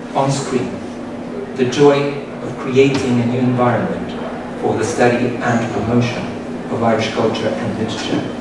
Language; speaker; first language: English; non-native, fluent; Spanish